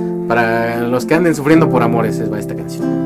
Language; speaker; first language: Spanish; native; Spanish